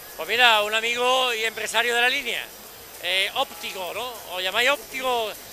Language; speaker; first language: Spanish; native; Spanish